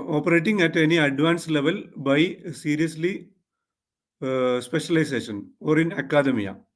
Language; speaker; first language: English; non-native, local second language; Malayalam